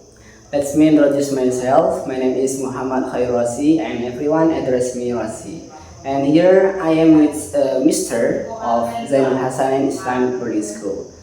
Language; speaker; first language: English; non-native, learner; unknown